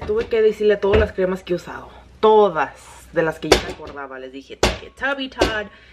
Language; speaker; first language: Spanish; early bilingual, heritage; Spanish